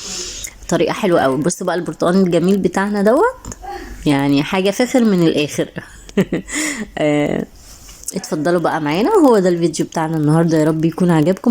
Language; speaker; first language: Arabic; native; Arabic